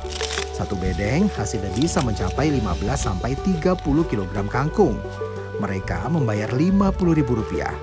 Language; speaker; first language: Indonesian; native; Indonesian